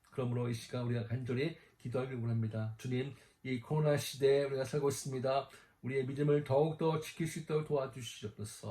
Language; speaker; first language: Korean; native; Korean